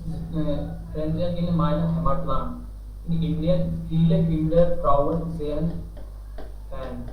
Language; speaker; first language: German; non-native, learner; Hindi